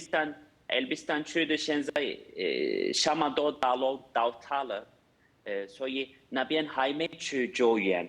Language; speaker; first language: Chinese; non-native, fluent; Turkish